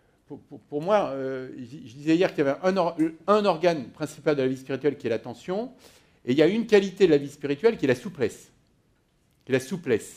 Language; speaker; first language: French; native; French